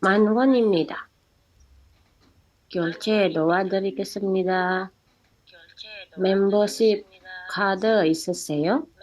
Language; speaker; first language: Korean; non-native, learner; Indonesian